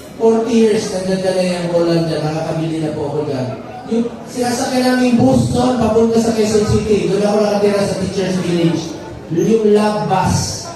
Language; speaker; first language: Filipino; non-native, local second language; Cebuano